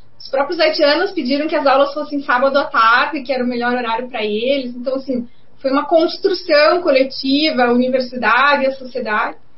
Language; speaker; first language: Portuguese; native; Portuguese